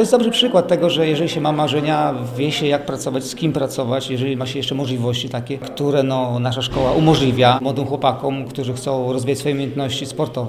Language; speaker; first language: Polish; native; Polish